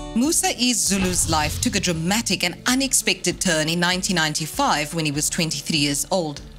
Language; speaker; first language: English; native; English